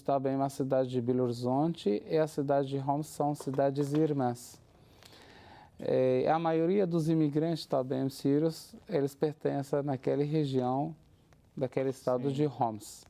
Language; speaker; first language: Portuguese; non-native, fluent; Arabic